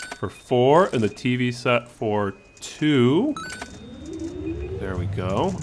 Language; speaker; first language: English; native; English